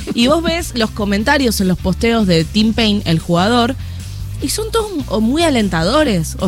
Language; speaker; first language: Spanish; native; Spanish